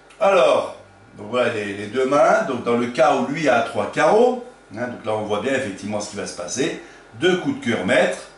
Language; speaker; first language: French; native; French